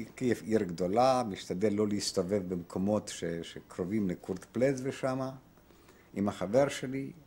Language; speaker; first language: Hebrew; non-native, fluent; Polish